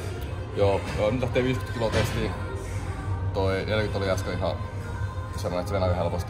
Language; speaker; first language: Finnish; native; Finnish